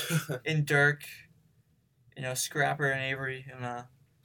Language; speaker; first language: English; native; English